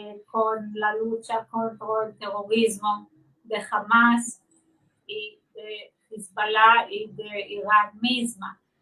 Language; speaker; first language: Spanish; non-native, fluent; Hebrew